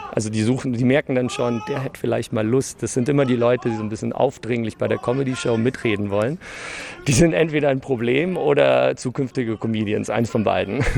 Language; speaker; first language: German; early bilingual, other home language; English